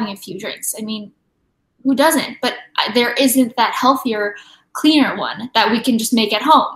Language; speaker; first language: English; non-native, local second language; Filipino